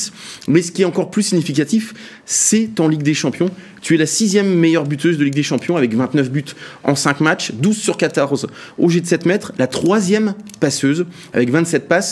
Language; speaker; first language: French; native; French